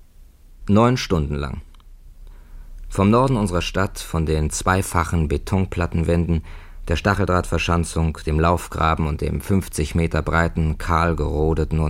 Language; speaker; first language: German; native; German